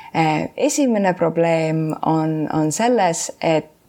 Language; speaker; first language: Estonian; native; Estonian